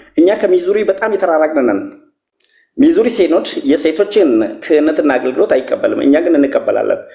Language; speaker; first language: Amharic; non-native, local second language; Oromo